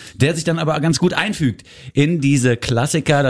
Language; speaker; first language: German; native; German